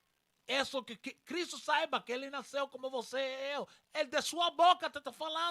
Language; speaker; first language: Portuguese; non-native, learner; Spanish